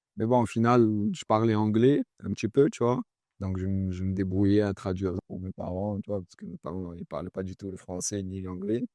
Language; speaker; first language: French; early bilingual, other home language; Chechen